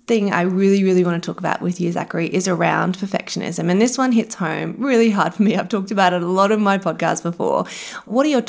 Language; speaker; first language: English; native; English